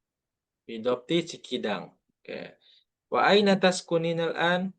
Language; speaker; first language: Arabic; non-native, fluent; Indonesian